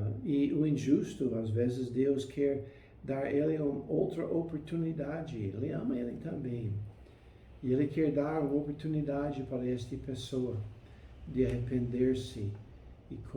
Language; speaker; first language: Portuguese; non-native, fluent; English